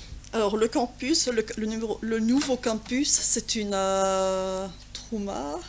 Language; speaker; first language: French; non-native, local second language; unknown